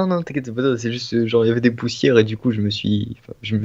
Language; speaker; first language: French; native; French